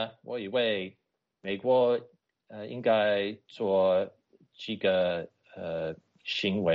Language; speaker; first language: Chinese; non-native, fluent; English